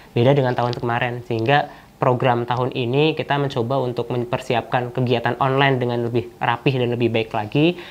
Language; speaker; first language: Indonesian; native; Indonesian